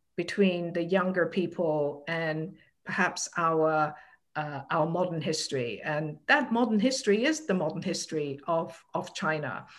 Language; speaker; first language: English; non-native, local second language; Cantonese